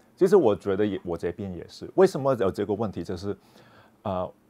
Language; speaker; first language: Chinese; non-native, local second language; Cantonese